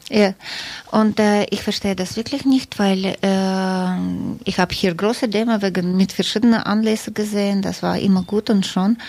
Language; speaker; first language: German; non-native, fluent; Russian